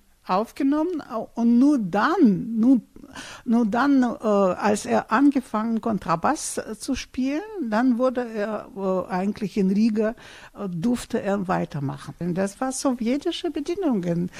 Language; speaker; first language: German; non-native, fluent; Russian